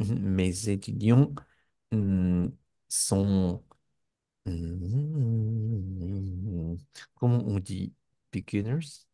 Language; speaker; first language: French; non-native, learner; Spanish